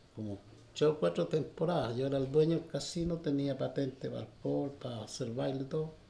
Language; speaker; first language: Spanish; native; Spanish